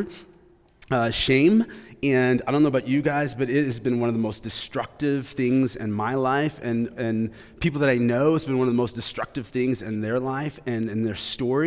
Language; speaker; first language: English; native; English